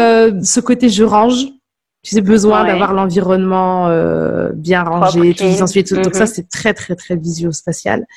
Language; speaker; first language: French; native; French